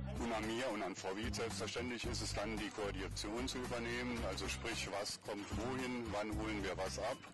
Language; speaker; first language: German; native; German